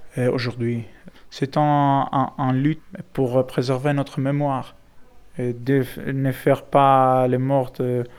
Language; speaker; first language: French; non-native, learner; Greek